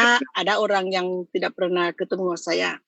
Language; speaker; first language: Indonesian; non-native, fluent; Thai